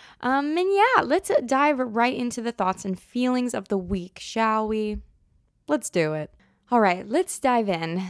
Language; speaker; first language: English; native; English